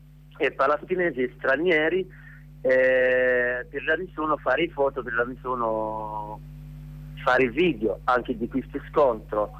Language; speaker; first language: Italian; non-native, learner; Arabic